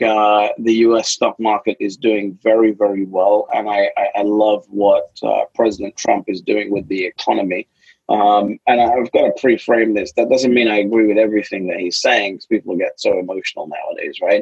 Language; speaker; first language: English; native; English